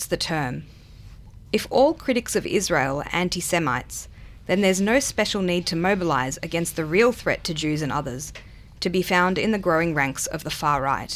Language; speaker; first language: English; non-native, local second language; Hebrew